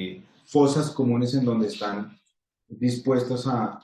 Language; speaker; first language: Spanish; native; Spanish